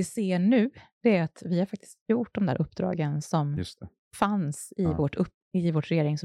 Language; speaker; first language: Swedish; native; Swedish